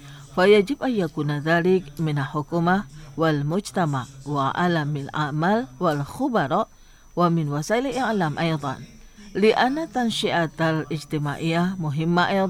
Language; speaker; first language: Arabic; non-native, fluent; Indonesian